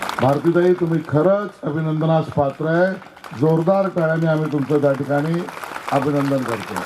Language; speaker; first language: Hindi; non-native, local second language; Marathi